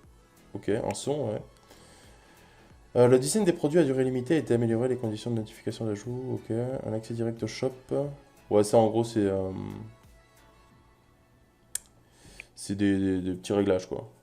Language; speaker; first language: French; native; French